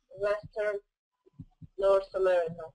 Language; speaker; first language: English; non-native, learner; Russian